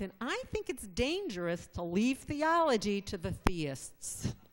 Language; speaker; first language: English; native; English